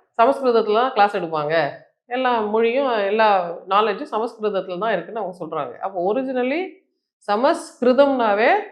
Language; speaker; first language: Tamil; native; Tamil